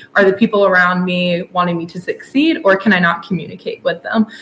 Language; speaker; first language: English; native; English